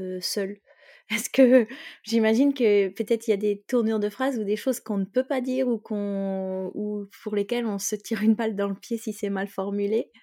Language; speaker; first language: French; native; French